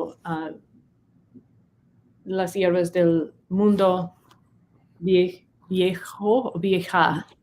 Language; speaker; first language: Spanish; non-native, learner; English